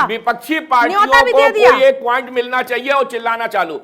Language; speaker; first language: Hindi; native; Hindi